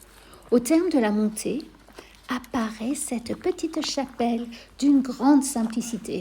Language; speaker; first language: French; native; French